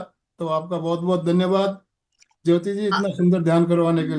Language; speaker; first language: Hindi; native; Hindi